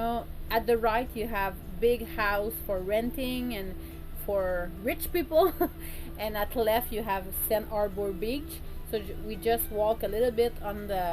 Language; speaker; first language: English; non-native, learner; French